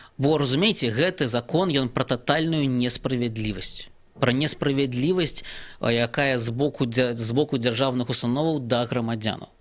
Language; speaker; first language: Belarusian; native; Belarusian